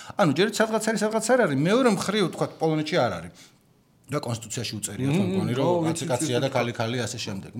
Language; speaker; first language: Georgian; native; Georgian